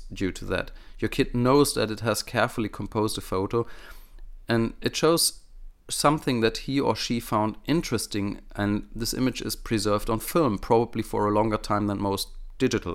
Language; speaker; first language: English; non-native, fluent; German